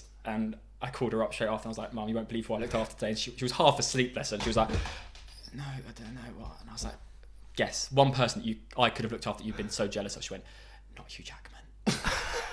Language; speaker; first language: English; native; English